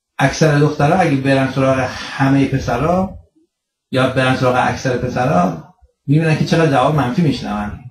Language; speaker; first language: Persian; early bilingual, heritage; Persian